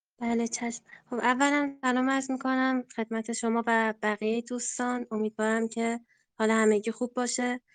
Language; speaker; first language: Persian; non-native, local second language; Azerbaijani